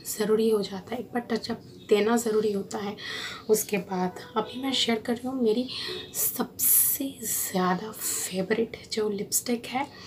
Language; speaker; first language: Hindi; non-native, local second language; Bangla